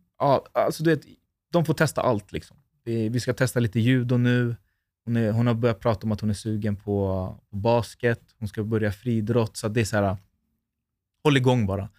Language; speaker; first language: Swedish; native; Swedish